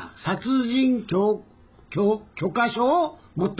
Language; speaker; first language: Japanese; non-native, fluent; Korean